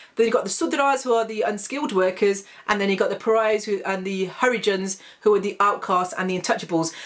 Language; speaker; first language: English; native; English